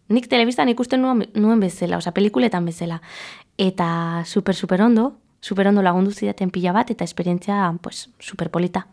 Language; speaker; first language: Basque; non-native, local second language; Spanish